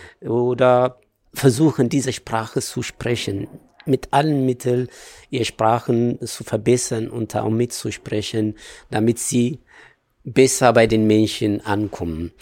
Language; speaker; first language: German; non-native, fluent; Amharic